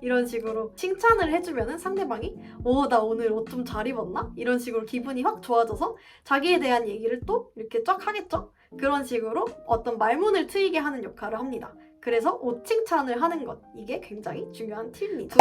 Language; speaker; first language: Korean; native; Korean